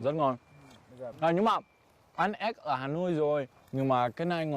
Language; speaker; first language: Vietnamese; non-native, learner; English